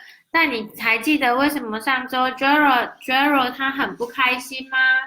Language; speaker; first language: Chinese; native; Chinese